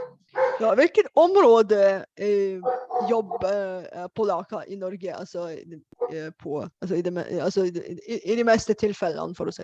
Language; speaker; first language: Norwegian; non-native, fluent; Bulgarian